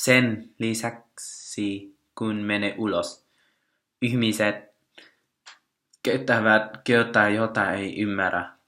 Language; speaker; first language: Finnish; non-native, learner; Vietnamese